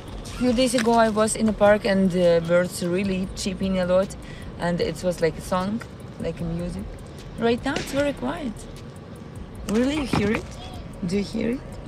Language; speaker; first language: English; non-native, learner; Russian